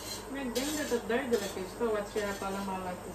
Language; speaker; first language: Dutch; native; Dutch